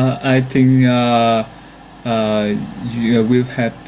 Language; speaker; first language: English; non-native, learner; Vietnamese